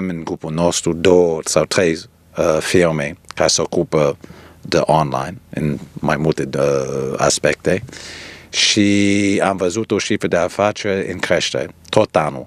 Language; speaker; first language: Romanian; early bilingual, heritage; Romanian